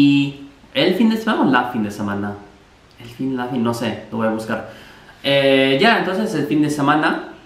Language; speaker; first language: Spanish; non-native, fluent; English